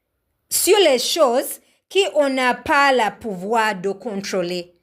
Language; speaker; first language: French; non-native, learner; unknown